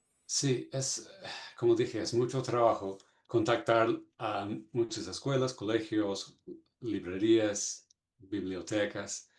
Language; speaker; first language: Spanish; non-native, fluent; English